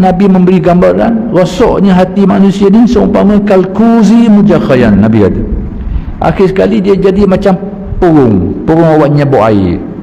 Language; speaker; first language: Malay; native; Malay